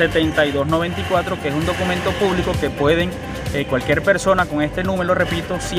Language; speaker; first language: Spanish; native; Spanish